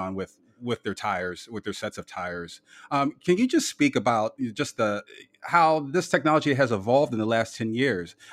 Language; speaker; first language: English; native; English